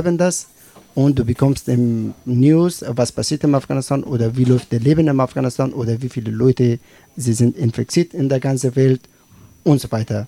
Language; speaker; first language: German; non-native, learner; Persian